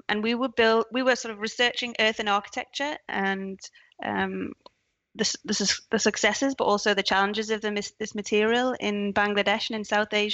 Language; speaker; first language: English; native; English